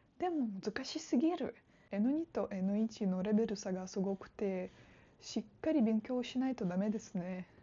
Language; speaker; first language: Japanese; non-native, fluent; Russian